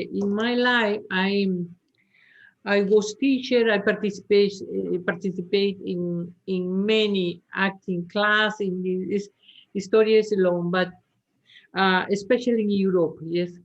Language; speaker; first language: English; non-native, learner; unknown